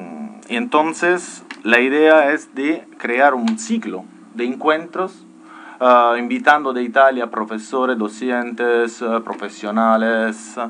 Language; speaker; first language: Spanish; non-native, fluent; Italian